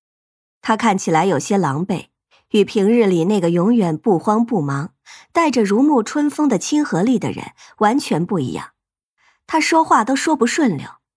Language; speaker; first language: Chinese; native; Chinese